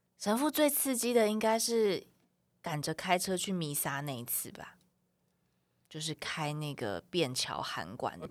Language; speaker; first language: Chinese; native; Chinese